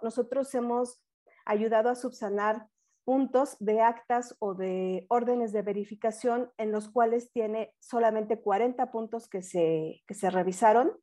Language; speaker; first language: Spanish; native; Spanish